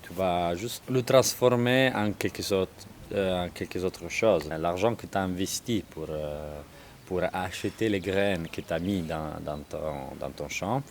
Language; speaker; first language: French; non-native, learner; Italian